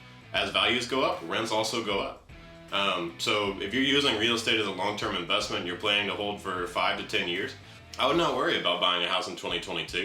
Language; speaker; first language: English; native; English